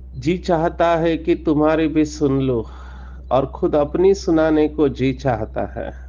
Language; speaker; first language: Hindi; non-native, local second language; Marathi